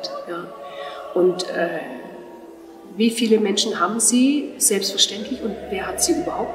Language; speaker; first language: German; native; German